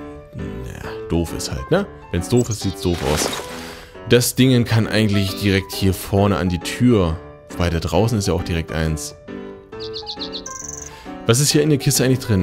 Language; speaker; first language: German; native; German